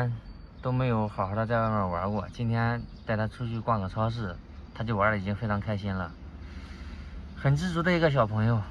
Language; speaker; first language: Chinese; native; Chinese